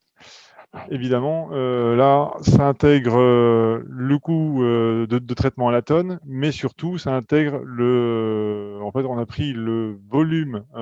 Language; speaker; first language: French; native; French